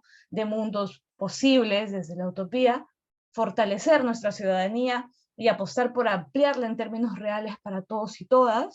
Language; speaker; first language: Spanish; native; Spanish